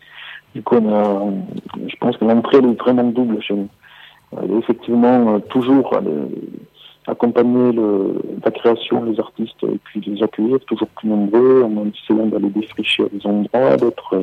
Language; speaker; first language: French; native; French